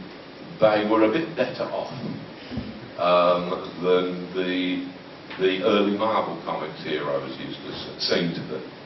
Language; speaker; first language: English; native; English